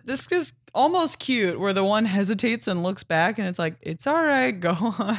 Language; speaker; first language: English; native; English